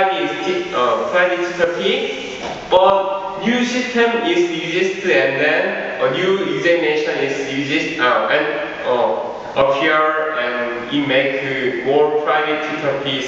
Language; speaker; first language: English; non-native, learner; Korean